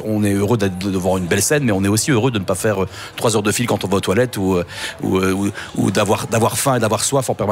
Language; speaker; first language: French; native; French